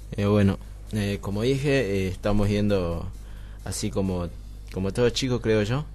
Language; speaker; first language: Spanish; native; Spanish